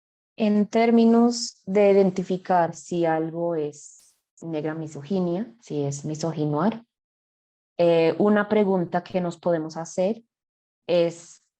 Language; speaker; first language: Spanish; non-native, fluent; English